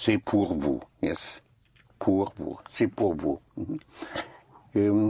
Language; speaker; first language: French; non-native, fluent; English